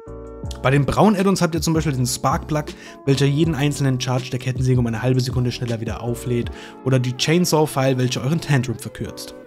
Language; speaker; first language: German; native; German